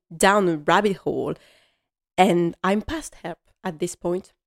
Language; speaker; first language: English; non-native, fluent; French